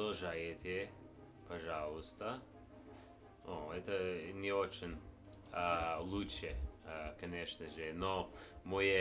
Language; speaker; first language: Russian; non-native, learner; English